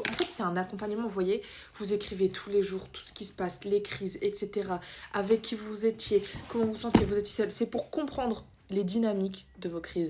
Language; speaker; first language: French; native; French